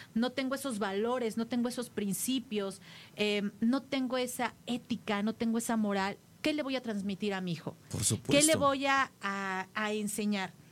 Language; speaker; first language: Spanish; native; Spanish